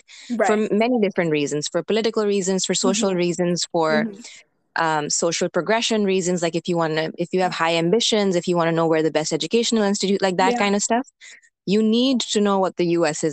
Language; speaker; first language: English; non-native, local second language; Urdu